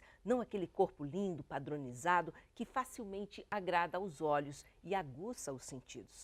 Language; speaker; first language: Portuguese; native; Portuguese